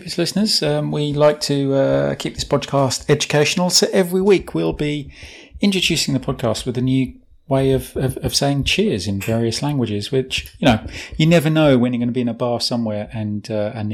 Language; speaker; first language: English; native; English